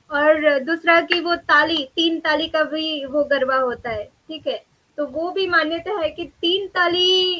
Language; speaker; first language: Hindi; non-native, local second language; Bangla